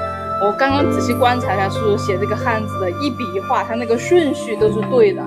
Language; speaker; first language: Chinese; native; Chinese